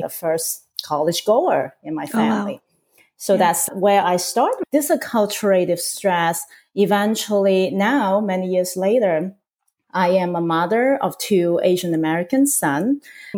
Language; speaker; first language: English; non-native, local second language; Cantonese